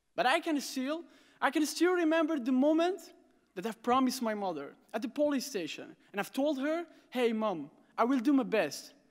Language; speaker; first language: English; non-native, fluent; Arabic